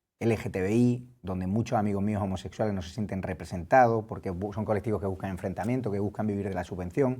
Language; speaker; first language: Spanish; native; Spanish